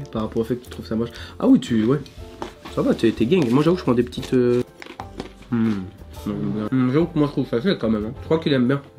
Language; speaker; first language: French; native; French